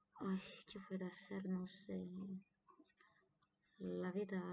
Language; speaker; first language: Spanish; non-native, learner; Turkish